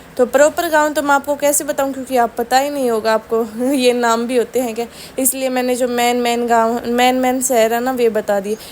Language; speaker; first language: Hindi; native; Hindi